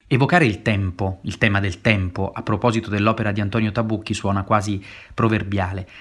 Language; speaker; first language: Italian; native; Italian